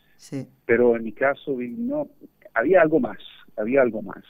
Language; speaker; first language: Spanish; early bilingual, heritage; Spanish